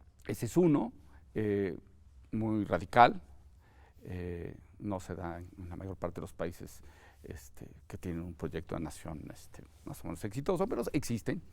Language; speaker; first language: Spanish; native; Spanish